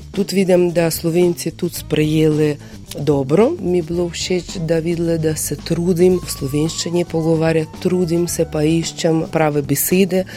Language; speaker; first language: Slovenian; non-native, fluent; Ukrainian